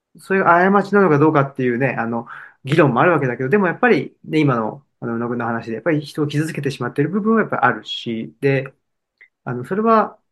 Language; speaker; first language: Japanese; native; Japanese